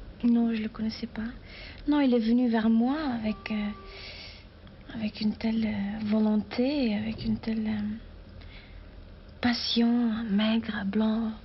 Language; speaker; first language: French; non-native, fluent; German